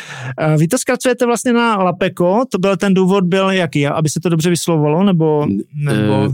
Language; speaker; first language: Czech; native; Czech